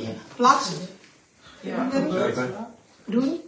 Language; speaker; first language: Dutch; non-native, learner; Indonesian